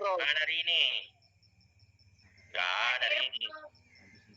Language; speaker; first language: Indonesian; native; Indonesian